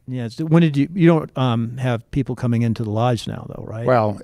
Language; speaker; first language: English; native; English